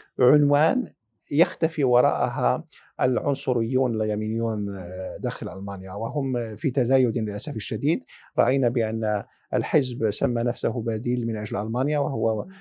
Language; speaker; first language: Arabic; early bilingual, heritage; Arabic